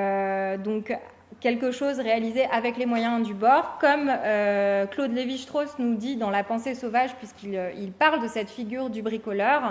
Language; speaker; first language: French; native; French